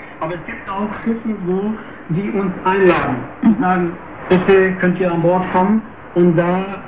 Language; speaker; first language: German; non-native, fluent; Portuguese